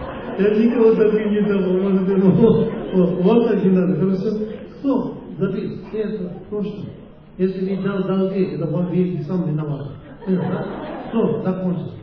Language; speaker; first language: Russian; non-native, learner; Tibetan